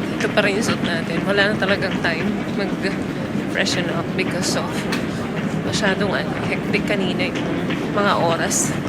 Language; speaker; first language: Filipino; non-native, local second language; Cebuano